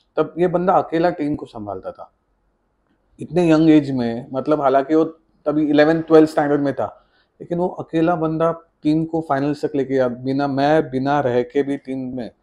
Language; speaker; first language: Hindi; non-native, local second language; Marathi